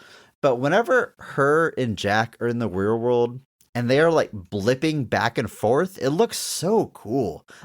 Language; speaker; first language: English; native; English